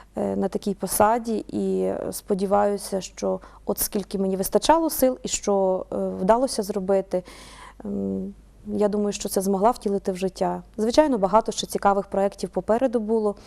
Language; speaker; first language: Ukrainian; native; Ukrainian